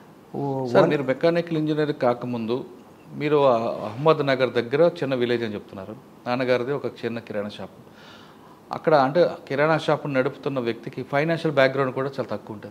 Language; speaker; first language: Telugu; native; Telugu